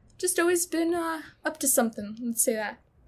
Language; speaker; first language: English; early bilingual, other home language; Russian